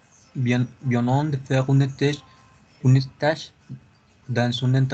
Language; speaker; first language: French; non-native, learner; Spanish